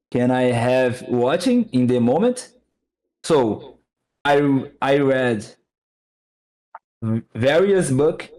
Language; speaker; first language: English; non-native, learner; Portuguese